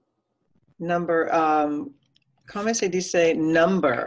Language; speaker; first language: Spanish; non-native, learner; English